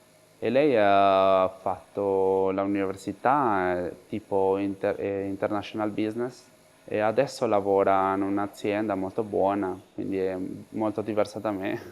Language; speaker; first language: Italian; non-native, fluent; Spanish